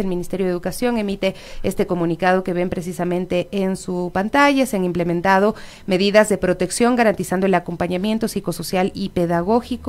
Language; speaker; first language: Spanish; native; Spanish